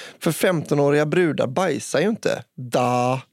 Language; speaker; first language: Swedish; native; Swedish